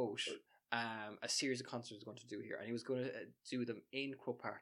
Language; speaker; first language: English; native; English